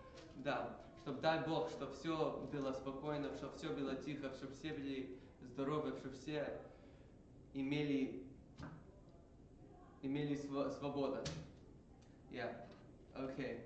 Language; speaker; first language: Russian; early bilingual, heritage; English